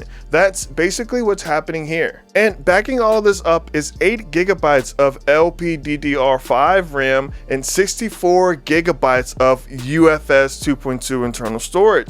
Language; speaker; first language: English; native; English